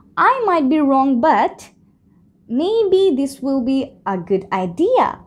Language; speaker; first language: English; non-native, local second language; Bangla